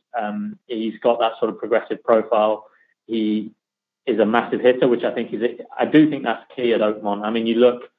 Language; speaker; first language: English; native; English